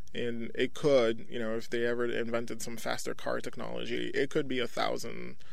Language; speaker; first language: English; early bilingual, other home language; French